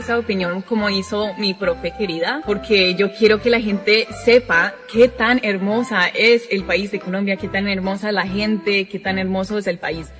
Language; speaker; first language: Spanish; non-native, fluent; English